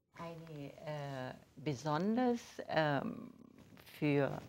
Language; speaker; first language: German; non-native, fluent; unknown